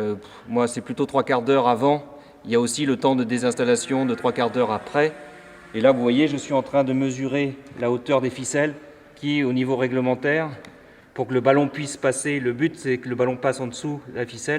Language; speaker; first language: French; native; French